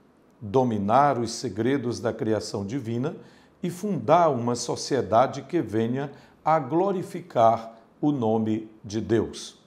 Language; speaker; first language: Portuguese; native; Portuguese